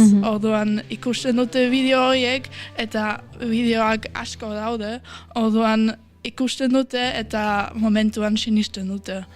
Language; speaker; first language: Basque; non-native, fluent; German